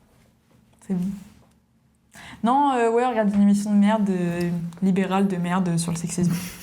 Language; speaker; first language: French; native; French